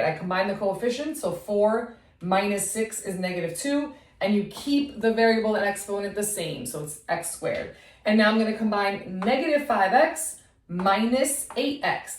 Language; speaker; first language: English; native; English